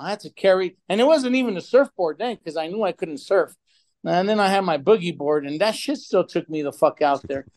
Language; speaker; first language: English; early bilingual, other home language; Spanish